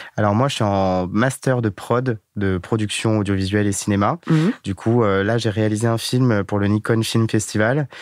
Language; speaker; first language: French; native; French